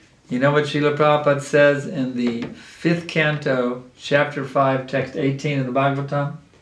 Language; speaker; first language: English; native; English